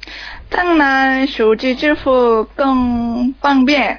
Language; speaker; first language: Chinese; non-native, learner; Korean